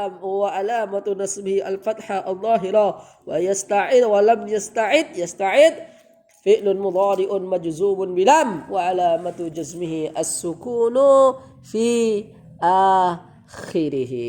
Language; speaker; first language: Arabic; non-native, fluent; Indonesian